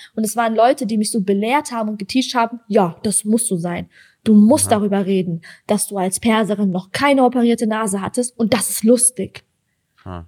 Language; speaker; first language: German; early bilingual, other home language; Persian